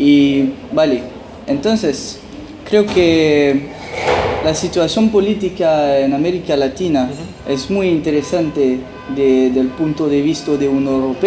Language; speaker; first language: Spanish; non-native, fluent; French